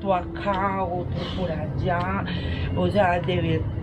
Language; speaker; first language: Spanish; native; Spanish